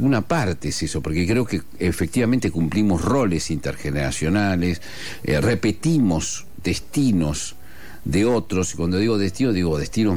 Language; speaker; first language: Spanish; non-native, local second language; Asturian